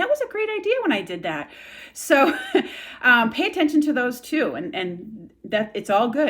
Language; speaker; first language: English; native; English